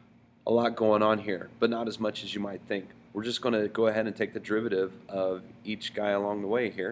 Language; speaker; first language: English; native; English